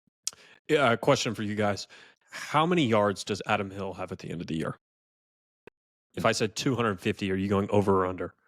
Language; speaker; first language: English; native; English